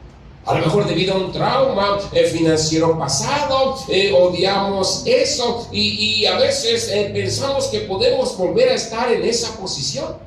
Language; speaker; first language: Spanish; native; Spanish